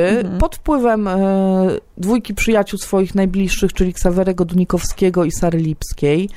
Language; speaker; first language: Polish; native; Polish